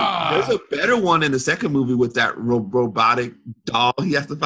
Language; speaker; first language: English; native; English